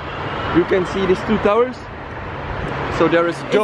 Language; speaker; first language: English; non-native, learner; Czech